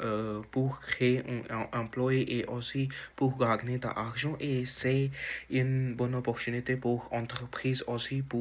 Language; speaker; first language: French; non-native, learner; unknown